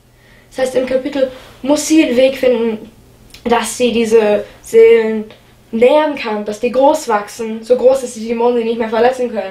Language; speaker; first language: German; non-native, fluent; English